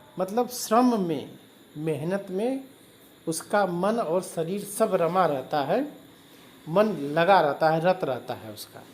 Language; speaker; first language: Hindi; native; Hindi